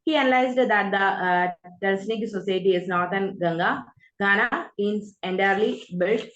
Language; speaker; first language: English; non-native, local second language; Malayalam